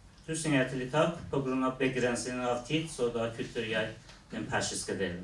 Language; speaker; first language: Norwegian; non-native, fluent; Persian